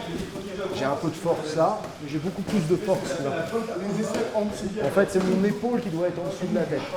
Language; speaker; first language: French; native; French